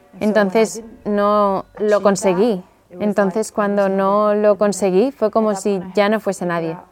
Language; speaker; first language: Spanish; non-native, fluent; English